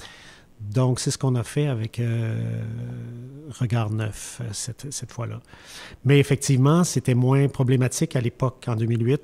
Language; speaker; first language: French; native; French